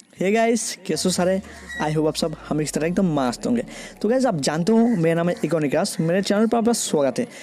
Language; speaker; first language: Hindi; non-native, local second language; Bangla